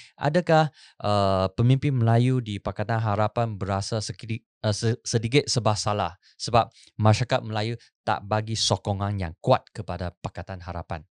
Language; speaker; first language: Malay; non-native, local second language; Chinese